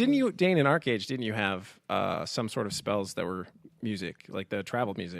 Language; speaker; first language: English; native; English